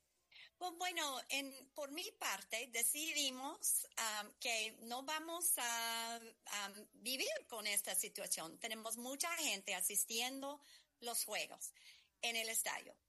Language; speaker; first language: Spanish; non-native, fluent; English